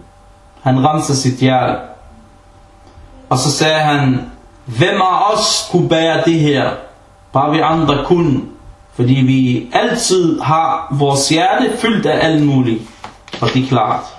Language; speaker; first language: Danish; early bilingual, other home language; Arabic